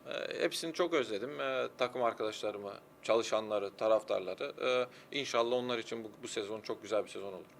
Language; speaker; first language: Turkish; early bilingual, heritage; Turkish